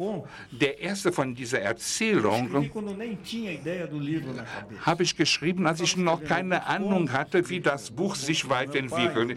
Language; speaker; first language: German; non-native, fluent; Portuguese